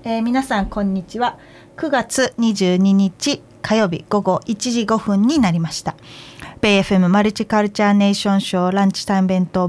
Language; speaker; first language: English; non-native, fluent; Japanese